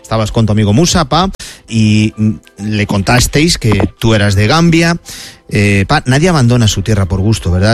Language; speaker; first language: Spanish; native; Spanish